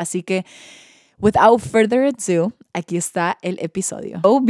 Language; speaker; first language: Spanish; early bilingual, heritage; Spanish